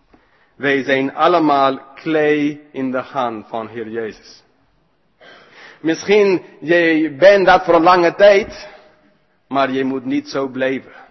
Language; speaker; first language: Dutch; non-native, fluent; English